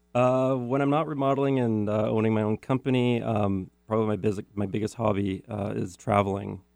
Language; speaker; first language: English; native; English